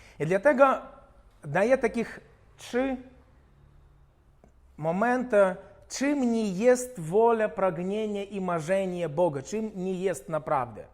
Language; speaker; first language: Polish; non-native, fluent; Ukrainian